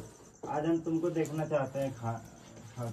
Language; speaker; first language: Hindi; native; Hindi